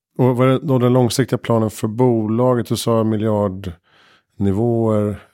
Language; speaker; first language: Swedish; native; Swedish